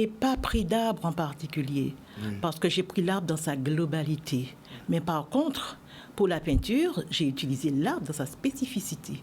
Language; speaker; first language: French; native; French